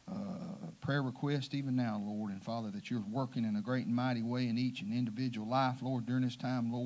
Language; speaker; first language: English; native; English